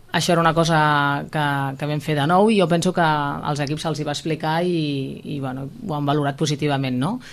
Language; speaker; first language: Catalan; native; Catalan